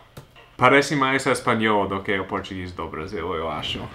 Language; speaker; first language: Portuguese; non-native, fluent; English